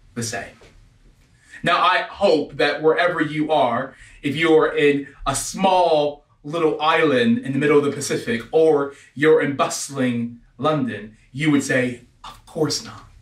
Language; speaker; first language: English; native; English